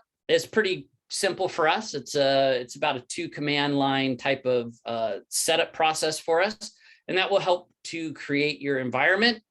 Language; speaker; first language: English; native; English